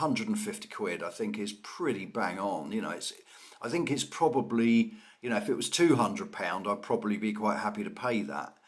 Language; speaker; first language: English; native; English